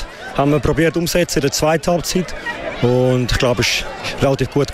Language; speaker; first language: German; native; German